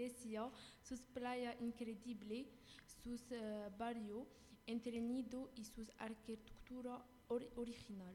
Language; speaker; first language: Spanish; non-native, learner; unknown